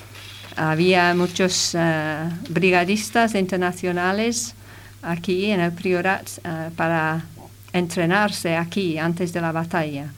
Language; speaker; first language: Spanish; non-native, fluent; English